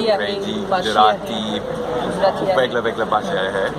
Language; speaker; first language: Marathi; non-native, learner; English